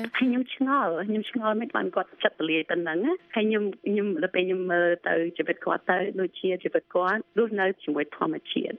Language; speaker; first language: Khmer; early bilingual, heritage; Khmer